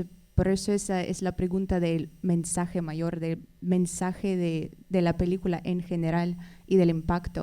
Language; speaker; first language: Spanish; non-native, fluent; Russian